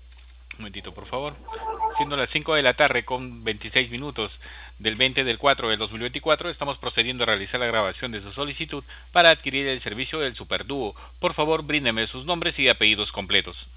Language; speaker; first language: Spanish; native; Spanish